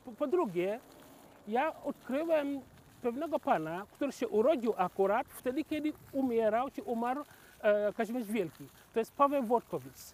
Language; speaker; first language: Polish; non-native, fluent; Wolof